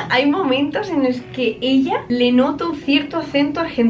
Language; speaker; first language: Spanish; native; Spanish